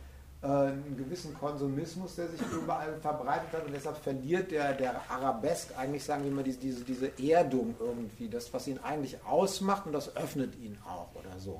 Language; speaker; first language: German; native; German